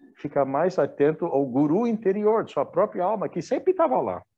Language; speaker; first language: Portuguese; non-native, fluent; English